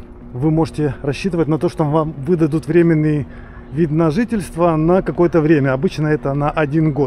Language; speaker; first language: Russian; native; Russian